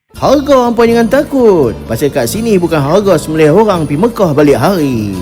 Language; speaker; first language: Malay; native; Malay